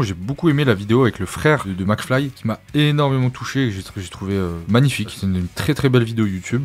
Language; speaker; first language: French; native; French